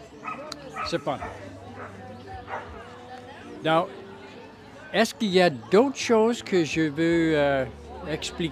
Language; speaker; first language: French; non-native, local second language; English